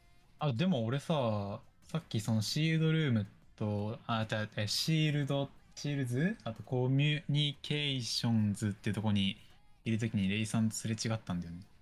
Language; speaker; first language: Japanese; native; Japanese